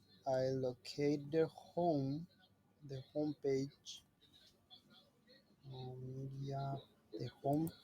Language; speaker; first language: English; non-native, learner; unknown